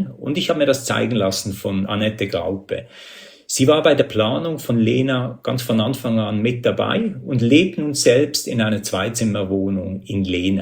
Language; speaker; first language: German; native; German